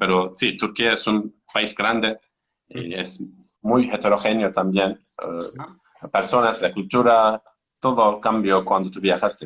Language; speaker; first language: Spanish; non-native, learner; Turkish